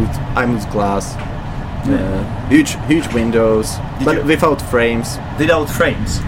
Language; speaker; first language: English; non-native, fluent; Czech